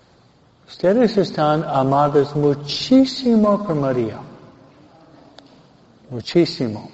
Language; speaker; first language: Spanish; non-native, fluent; English